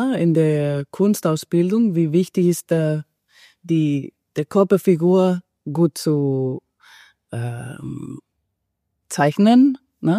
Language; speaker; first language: German; non-native, fluent; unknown